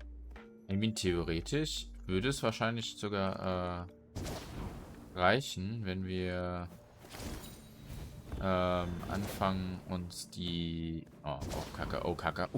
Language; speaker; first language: German; native; German